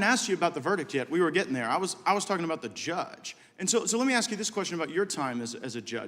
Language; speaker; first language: English; native; English